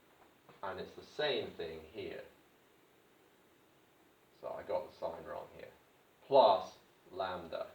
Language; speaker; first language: English; native; English